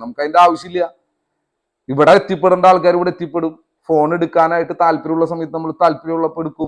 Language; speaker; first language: Malayalam; native; Malayalam